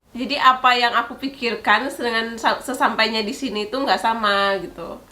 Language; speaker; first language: Indonesian; non-native, local second language; Javanese